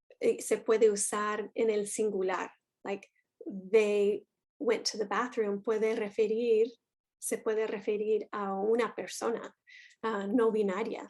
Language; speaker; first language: Spanish; non-native, fluent; English